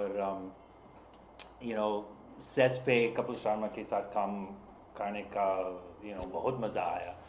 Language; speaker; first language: Hindi; non-native, learner; English